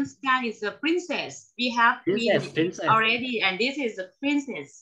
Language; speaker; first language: English; non-native, learner; Thai